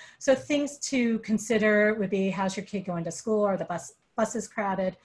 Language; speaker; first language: English; native; English